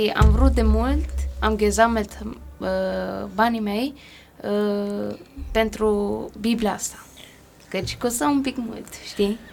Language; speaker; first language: Romanian; early bilingual, heritage; Romanian